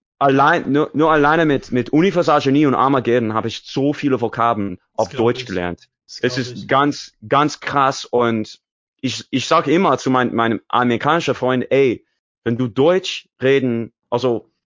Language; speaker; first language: German; non-native, learner; English